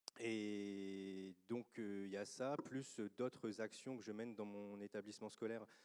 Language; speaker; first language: French; native; French